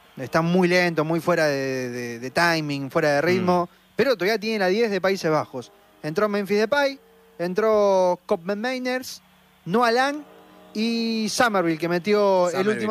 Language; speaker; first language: Spanish; native; Spanish